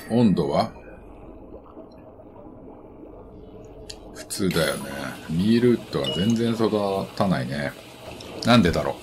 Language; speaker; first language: Japanese; native; Japanese